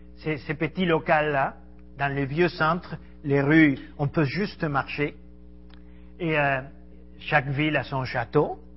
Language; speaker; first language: French; non-native, fluent; Spanish